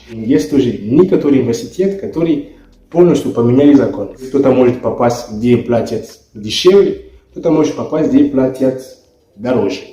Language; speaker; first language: Russian; non-native, fluent; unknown